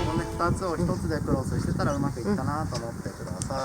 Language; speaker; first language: Japanese; native; Japanese